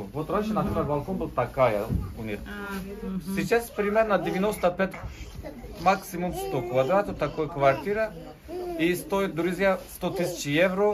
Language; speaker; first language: Russian; non-native, learner; Turkish